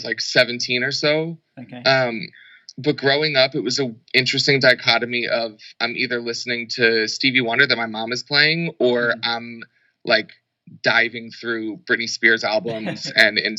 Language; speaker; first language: English; native; English